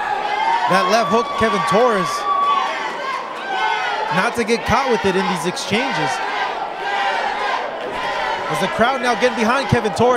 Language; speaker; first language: English; native; English